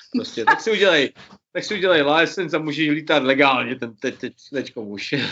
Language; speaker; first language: Czech; early bilingual, heritage; Czech